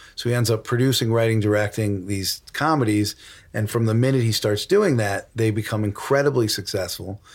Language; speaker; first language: English; native; English